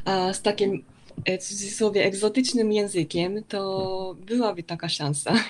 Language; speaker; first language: Polish; non-native, fluent; Japanese